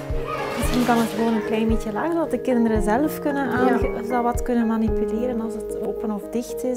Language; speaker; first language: Dutch; native; Dutch